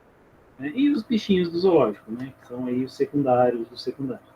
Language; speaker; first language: Portuguese; native; Portuguese